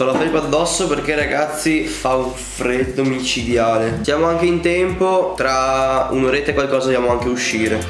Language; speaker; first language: Italian; native; Italian